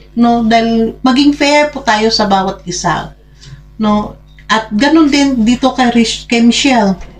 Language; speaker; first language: Filipino; non-native, local second language; Hiligaynon